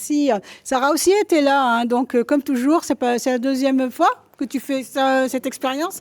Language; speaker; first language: French; native; French